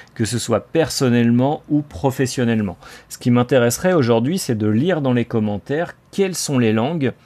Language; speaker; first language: Spanish; non-native, fluent; French